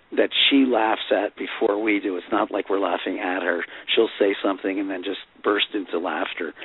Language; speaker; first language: English; native; English